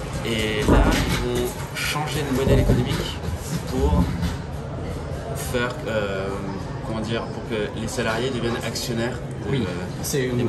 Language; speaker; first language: French; native; French